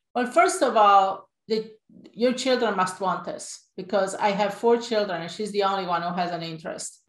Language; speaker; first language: English; non-native, fluent; Italian